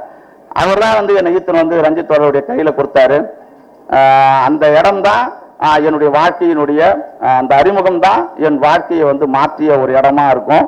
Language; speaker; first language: Tamil; native; Tamil